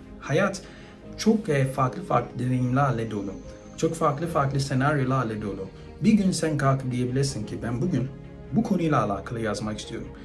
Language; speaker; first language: Turkish; non-native, fluent; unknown